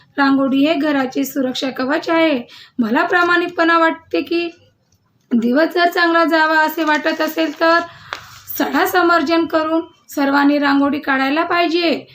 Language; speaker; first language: Marathi; non-native, local second language; Telugu